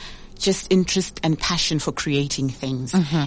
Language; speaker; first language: English; non-native, local second language; Shona